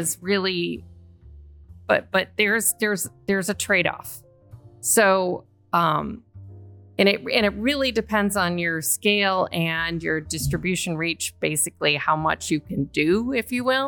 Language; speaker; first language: English; native; English